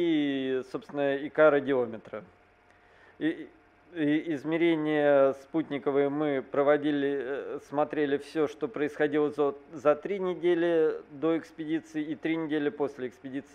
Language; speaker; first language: Russian; native; Russian